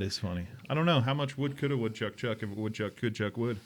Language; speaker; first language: English; native; English